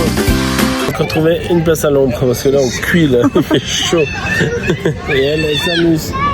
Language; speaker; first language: French; native; French